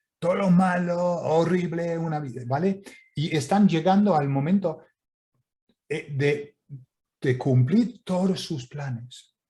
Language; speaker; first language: Spanish; non-native, fluent; English